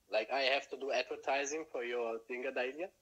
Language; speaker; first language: English; non-native, fluent; German